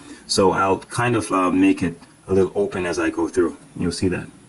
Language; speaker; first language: English; native; English